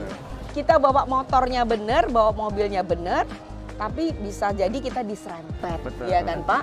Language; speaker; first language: Indonesian; native; Indonesian